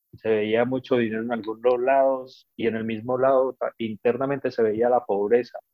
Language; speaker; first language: Spanish; native; Spanish